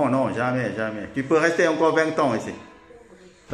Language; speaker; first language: French; non-native, learner; Thai